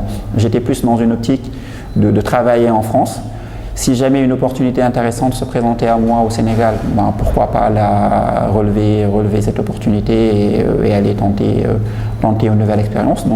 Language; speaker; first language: French; non-native, local second language; Wolof